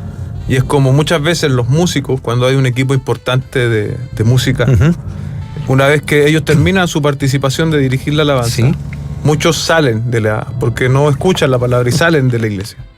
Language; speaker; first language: Spanish; native; Spanish